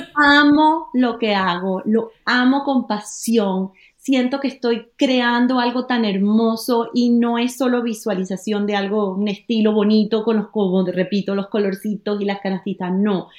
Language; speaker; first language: Spanish; native; Spanish